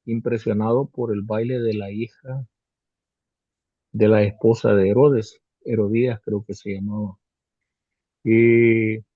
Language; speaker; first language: Spanish; native; Spanish